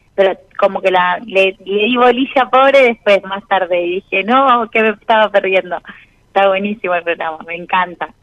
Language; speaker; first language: Spanish; native; Spanish